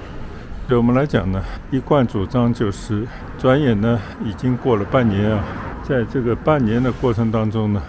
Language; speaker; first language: Chinese; native; Chinese